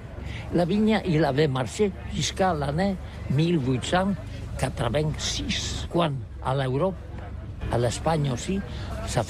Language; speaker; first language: French; non-native, learner; Catalan